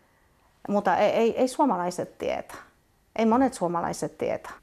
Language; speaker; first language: Finnish; non-native, fluent; Polish